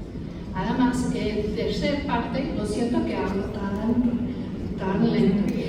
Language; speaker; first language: Spanish; non-native, fluent; English